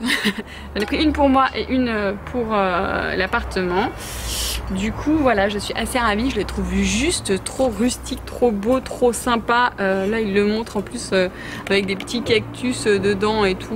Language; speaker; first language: French; native; French